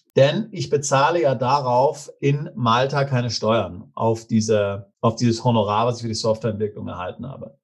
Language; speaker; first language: German; native; German